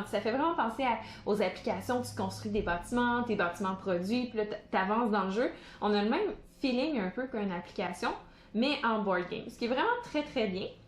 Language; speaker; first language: French; native; French